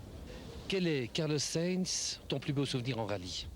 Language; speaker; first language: French; native; French